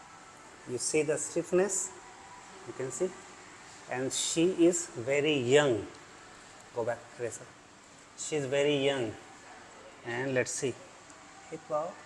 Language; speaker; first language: English; non-native, learner; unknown